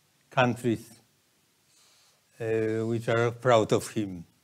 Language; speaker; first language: English; non-native, fluent; Polish